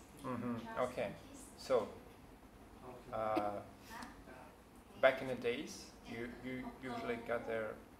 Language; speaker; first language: English; non-native, fluent; Vietnamese